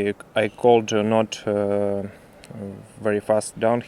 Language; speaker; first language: English; non-native, learner; Russian